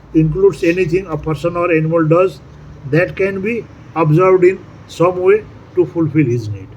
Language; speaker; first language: English; non-native, local second language; Nepali